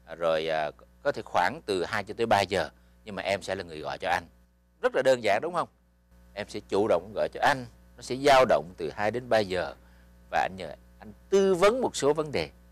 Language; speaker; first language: Vietnamese; native; Vietnamese